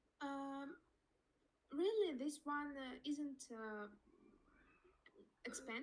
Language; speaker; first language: English; non-native, learner; Russian